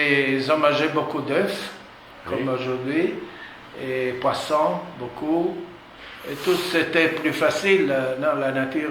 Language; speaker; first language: French; non-native, fluent; Italian